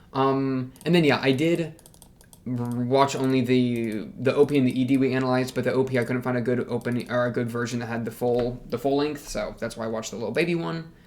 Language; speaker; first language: English; native; English